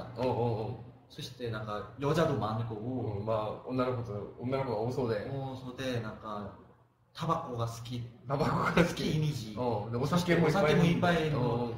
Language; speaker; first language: Japanese; non-native, fluent; Korean